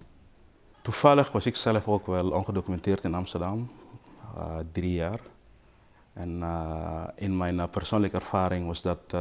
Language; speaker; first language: Dutch; non-native, fluent; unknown